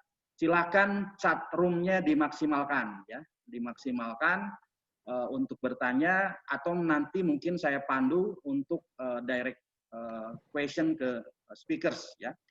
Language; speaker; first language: Indonesian; native; Indonesian